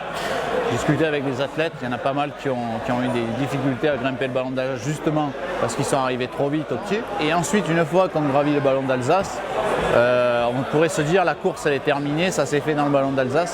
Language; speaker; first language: French; native; French